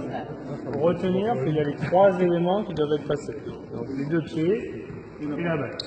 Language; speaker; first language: French; native; French